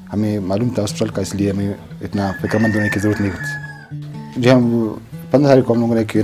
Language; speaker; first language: Hindi; non-native, local second language; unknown